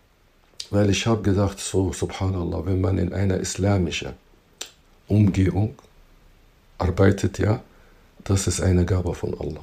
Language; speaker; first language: German; non-native, fluent; Arabic